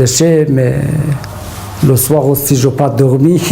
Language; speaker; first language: French; non-native, learner; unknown